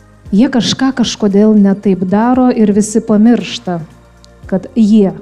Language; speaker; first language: Lithuanian; native; Lithuanian